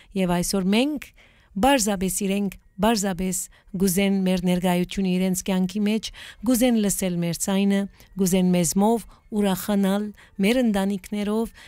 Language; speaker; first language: Armenian; native; Armenian